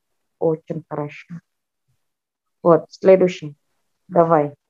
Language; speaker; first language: Russian; non-native, fluent; Indonesian